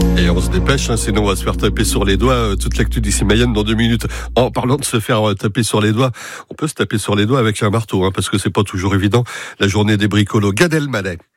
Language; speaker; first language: French; native; French